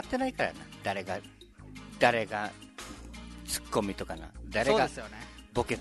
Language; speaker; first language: Japanese; native; Japanese